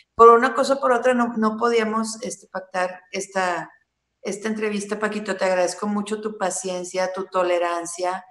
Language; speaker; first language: Spanish; native; Spanish